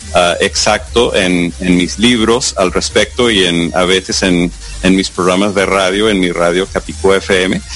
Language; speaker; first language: Spanish; non-native, fluent; English